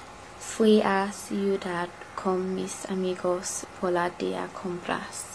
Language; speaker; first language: Spanish; non-native, learner; English